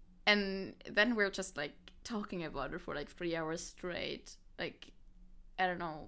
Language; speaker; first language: English; non-native, fluent; German